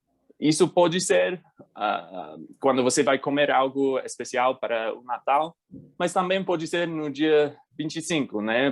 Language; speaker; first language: Portuguese; non-native, fluent; English